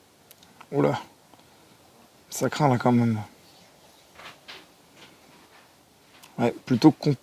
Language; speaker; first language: French; native; French